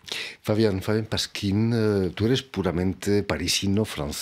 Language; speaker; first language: Spanish; native; Spanish